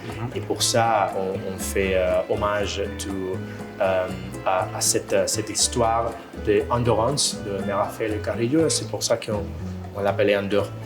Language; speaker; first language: French; non-native, fluent; Spanish